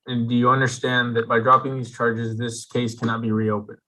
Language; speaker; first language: English; native; English